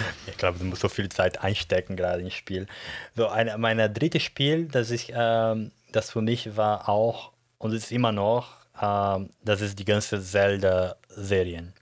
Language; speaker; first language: German; non-native, fluent; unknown